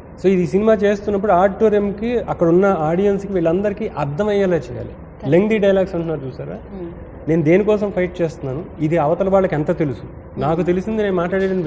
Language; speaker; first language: Telugu; native; Telugu